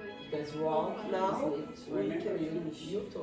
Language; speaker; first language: English; non-native, learner; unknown